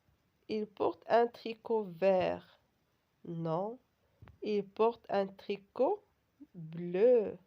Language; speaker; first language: French; non-native, local second language; Arabic